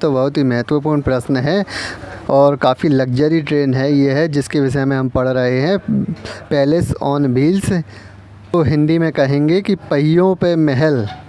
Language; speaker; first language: Hindi; native; Hindi